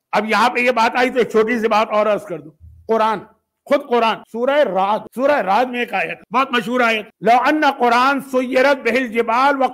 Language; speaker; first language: Urdu; native; Urdu